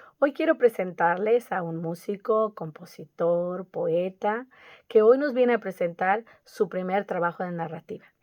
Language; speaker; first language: Spanish; native; Spanish